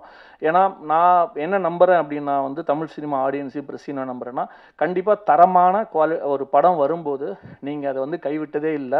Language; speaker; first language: Tamil; native; Tamil